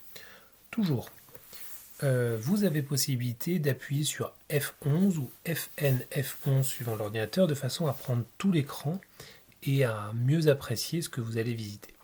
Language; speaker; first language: French; native; French